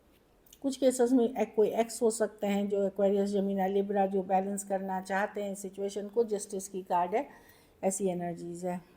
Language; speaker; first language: Hindi; native; Hindi